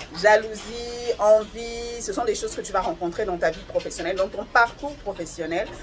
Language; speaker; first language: French; non-native, local second language; Lingala